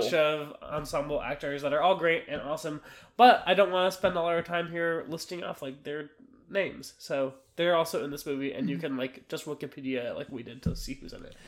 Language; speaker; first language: English; native; English